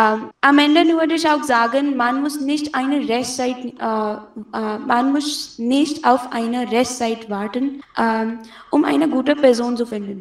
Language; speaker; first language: German; non-native, fluent; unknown